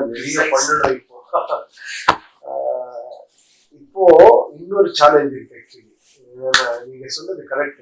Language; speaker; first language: Tamil; non-native, learner; Kannada